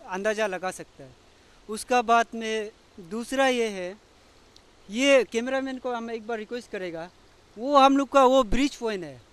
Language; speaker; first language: Hindi; non-native, local second language; Adi